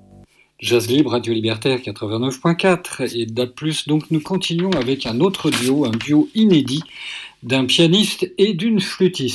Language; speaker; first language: French; native; French